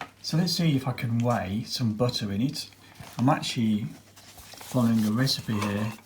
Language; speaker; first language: English; native; English